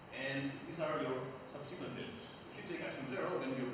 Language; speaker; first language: English; non-native, fluent; Greek